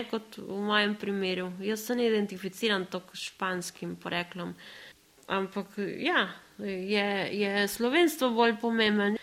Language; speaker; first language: Slovenian; early bilingual, other home language; Spanish